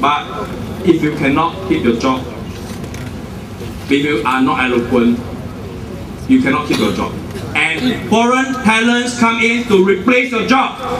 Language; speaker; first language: English; non-native, local second language; Chinese